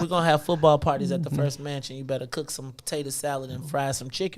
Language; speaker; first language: English; native; English